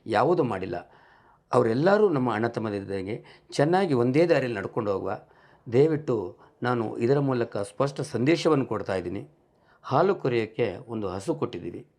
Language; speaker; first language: Kannada; non-native, local second language; Kodava